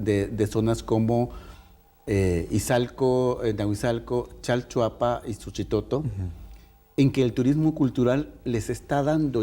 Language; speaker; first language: Spanish; native; Spanish